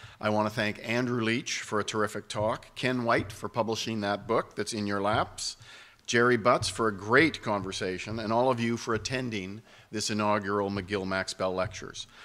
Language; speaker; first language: English; native; English